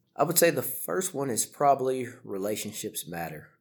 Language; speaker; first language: English; native; English